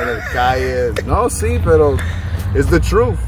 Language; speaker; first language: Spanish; early bilingual, heritage; English